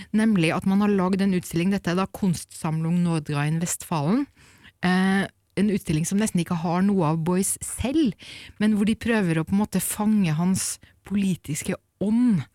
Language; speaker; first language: Norwegian; native; Norwegian